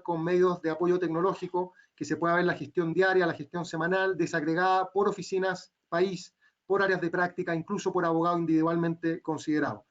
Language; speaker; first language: Spanish; native; Spanish